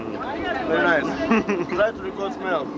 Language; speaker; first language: English; non-native, learner; Russian